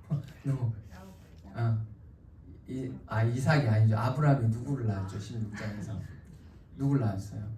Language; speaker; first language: Korean; native; Korean